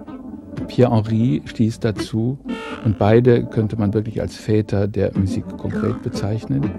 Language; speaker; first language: German; native; German